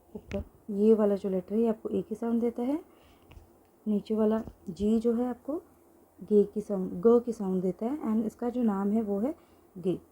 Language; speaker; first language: Hindi; native; Hindi